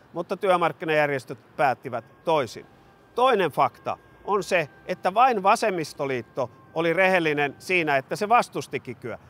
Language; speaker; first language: Finnish; native; Finnish